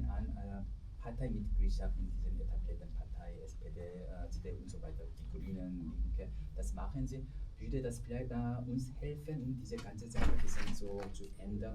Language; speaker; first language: German; non-native, fluent; Korean